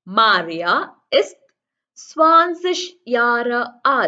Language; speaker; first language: German; non-native, fluent; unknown